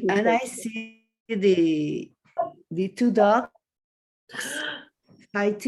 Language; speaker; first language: English; non-native, learner; Spanish